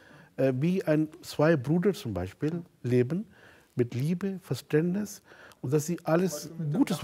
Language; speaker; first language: German; non-native, fluent; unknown